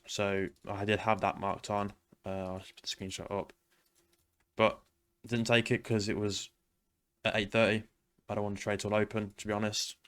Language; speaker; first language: English; native; English